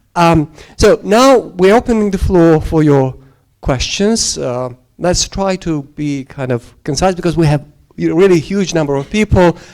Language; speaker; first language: English; non-native, fluent; Georgian